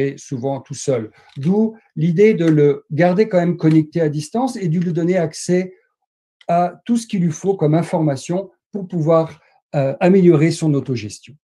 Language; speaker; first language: French; native; French